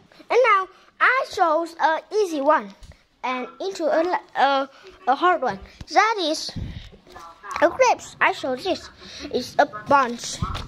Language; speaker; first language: English; non-native, learner; Vietnamese